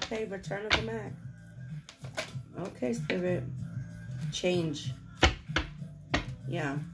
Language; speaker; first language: English; native; English